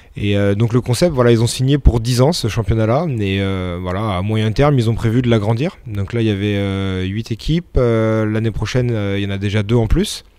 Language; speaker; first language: French; native; French